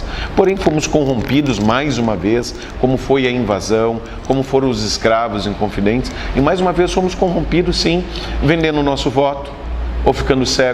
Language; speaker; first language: Portuguese; native; Portuguese